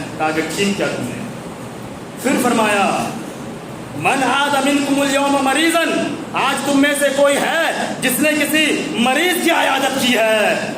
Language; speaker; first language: Urdu; native; Urdu